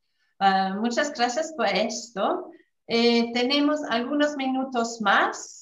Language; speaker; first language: Spanish; non-native, fluent; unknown